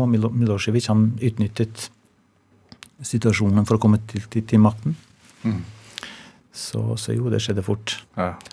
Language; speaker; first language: Norwegian; non-native, fluent; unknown